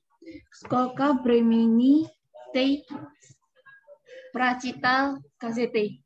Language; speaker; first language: Russian; non-native, learner; Indonesian